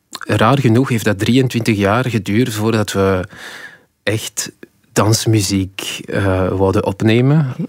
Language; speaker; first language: Dutch; native; Dutch